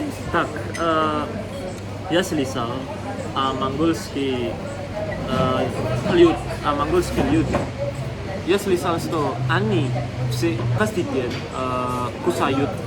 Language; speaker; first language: Russian; non-native, learner; Indonesian